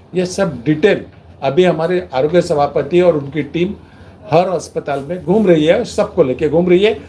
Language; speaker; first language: Hindi; non-native, local second language; Marathi